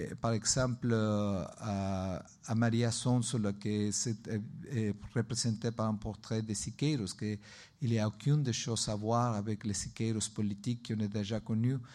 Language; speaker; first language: French; non-native, learner; Spanish